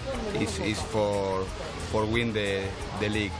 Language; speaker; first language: English; non-native, learner; Spanish